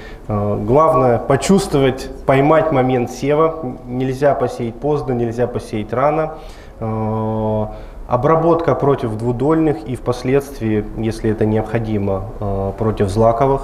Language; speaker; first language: Russian; native; Russian